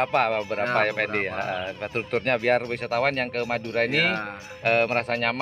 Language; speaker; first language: Indonesian; non-native, local second language; Madurese